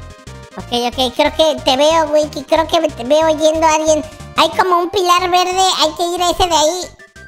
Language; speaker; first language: Spanish; native; Spanish